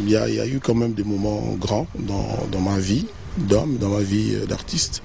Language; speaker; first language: French; non-native, local second language; Lingala